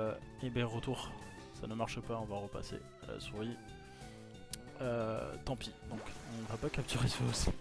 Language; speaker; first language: French; native; French